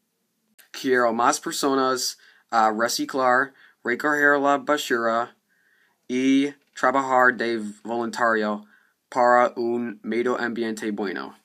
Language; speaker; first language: Spanish; non-native, learner; English